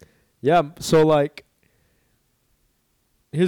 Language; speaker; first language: English; early bilingual, other home language; Korean